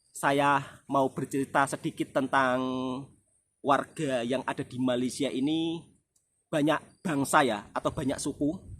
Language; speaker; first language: Indonesian; native; Indonesian